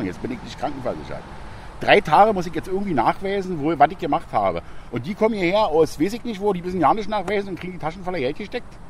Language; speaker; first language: German; native; German